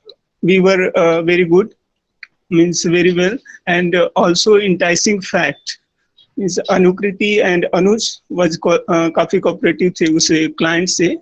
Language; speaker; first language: Hindi; native; Hindi